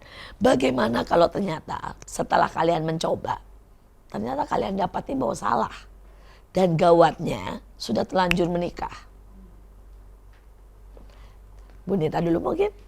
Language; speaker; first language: Indonesian; native; Indonesian